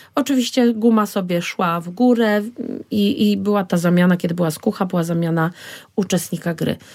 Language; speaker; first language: Polish; native; Polish